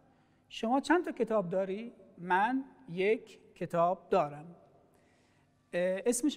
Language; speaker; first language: Persian; non-native, fluent; Arabic